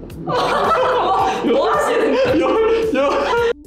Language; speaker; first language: Korean; native; Korean